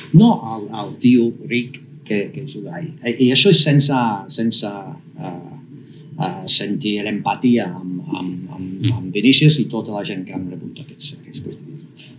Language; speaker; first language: Catalan; non-native, fluent; English